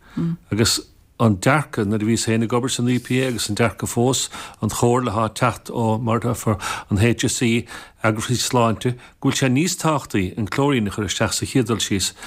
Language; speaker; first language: Irish; native; Irish